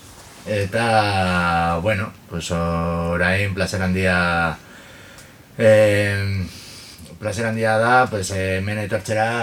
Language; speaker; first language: Basque; non-native, local second language; Spanish